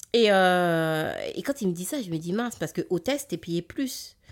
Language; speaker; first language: French; native; French